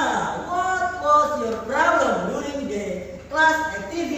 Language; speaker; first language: English; non-native, fluent; Indonesian